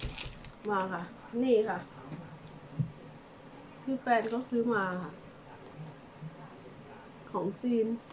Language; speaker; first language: German; non-native, learner; Thai